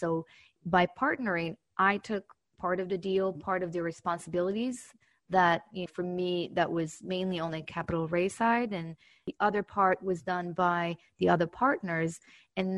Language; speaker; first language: English; non-native, fluent; Hebrew